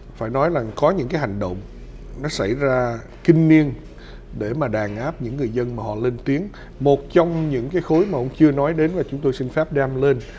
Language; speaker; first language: Vietnamese; native; Vietnamese